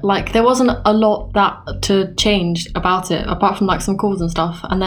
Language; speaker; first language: English; native; English